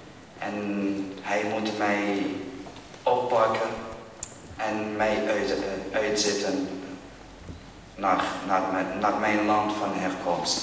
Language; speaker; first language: Dutch; non-native, learner; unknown